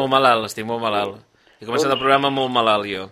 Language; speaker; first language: Catalan; native; Catalan